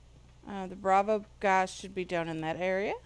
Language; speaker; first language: English; native; English